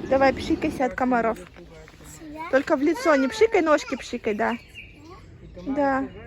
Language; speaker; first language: Russian; native; Russian